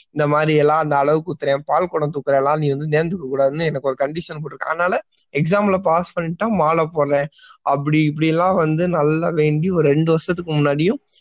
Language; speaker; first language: Tamil; native; Tamil